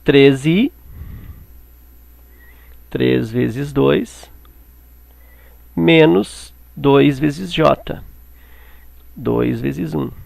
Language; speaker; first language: Portuguese; native; Portuguese